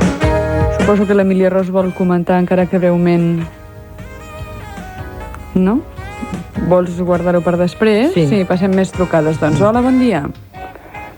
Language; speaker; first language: Catalan; native; Catalan